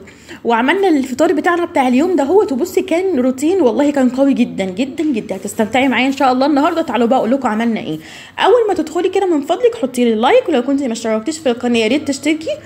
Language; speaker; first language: Arabic; native; Arabic